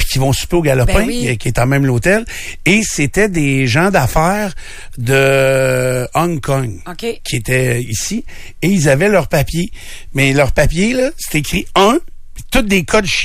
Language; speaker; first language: French; native; French